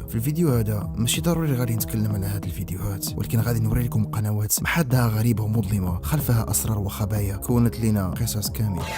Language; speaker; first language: Arabic; native; Arabic